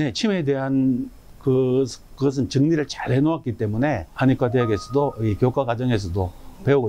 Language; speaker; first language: Korean; native; Korean